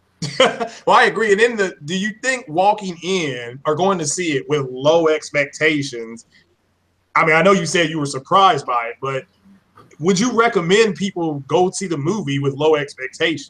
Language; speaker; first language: English; native; English